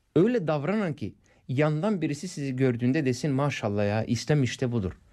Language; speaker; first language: Turkish; non-native, fluent; English